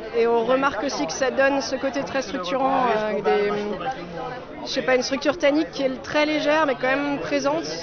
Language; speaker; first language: French; native; French